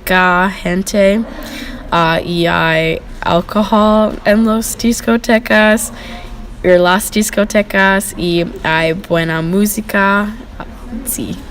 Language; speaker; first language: Spanish; non-native, learner; English